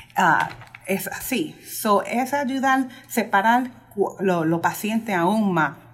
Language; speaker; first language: Spanish; early bilingual, heritage; Spanish